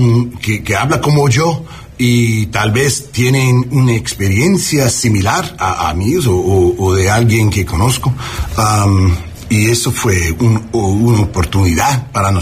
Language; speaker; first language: Spanish; early bilingual, heritage; English